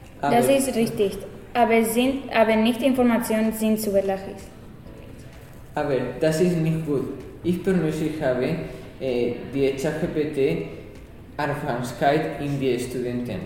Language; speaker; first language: German; non-native, learner; Spanish